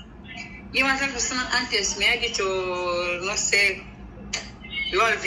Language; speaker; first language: Spanish; non-native, learner; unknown